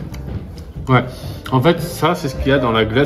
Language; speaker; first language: French; native; French